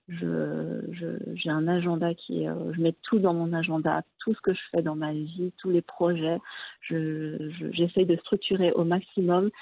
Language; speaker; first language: French; early bilingual, other home language; Arabic